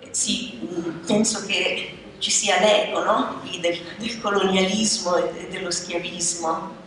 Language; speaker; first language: Italian; native; Italian